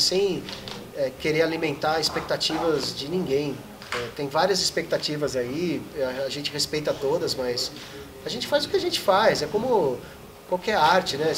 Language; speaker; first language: Portuguese; native; Portuguese